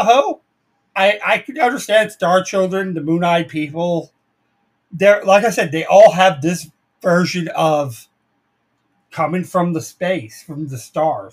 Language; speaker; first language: English; native; English